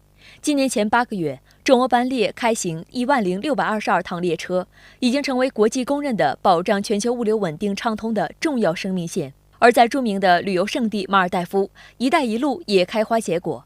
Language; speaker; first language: Chinese; native; Chinese